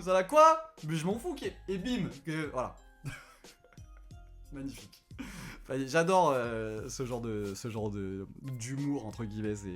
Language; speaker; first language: French; native; French